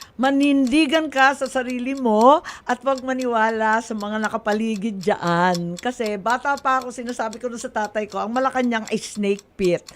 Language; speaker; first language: Filipino; native; Filipino